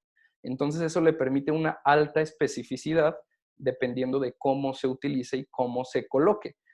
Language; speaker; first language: Spanish; native; Spanish